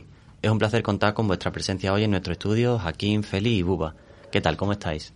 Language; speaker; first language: Spanish; native; Spanish